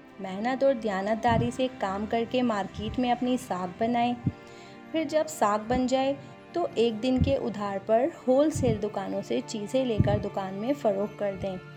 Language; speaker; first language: Urdu; non-native, local second language; Punjabi